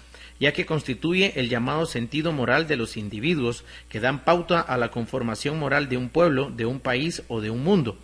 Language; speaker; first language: Spanish; native; Spanish